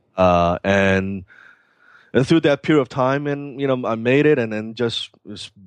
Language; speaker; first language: English; non-native, local second language; Cantonese